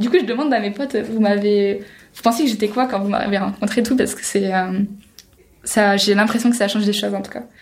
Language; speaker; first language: French; native; French